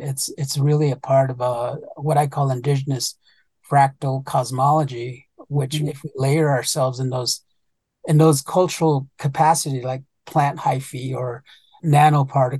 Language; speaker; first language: English; early bilingual, other home language; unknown